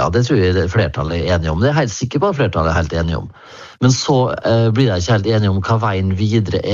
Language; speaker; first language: Norwegian; native; Norwegian